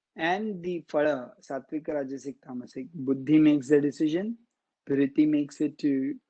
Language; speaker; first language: English; non-native, local second language; Marathi